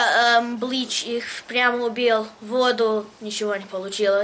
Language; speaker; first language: Russian; early bilingual, heritage; Russian